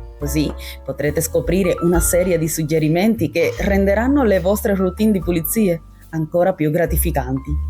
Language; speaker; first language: Italian; non-native, fluent; Spanish